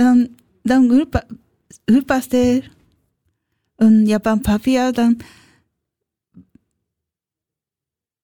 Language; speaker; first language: German; non-native, learner; Japanese